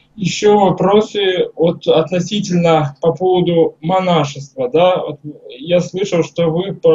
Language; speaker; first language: Russian; native; Russian